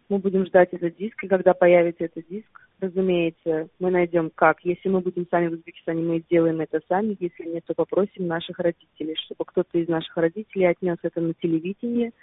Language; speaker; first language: Russian; native; Russian